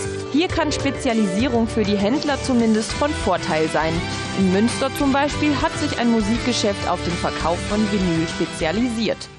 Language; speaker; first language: German; native; German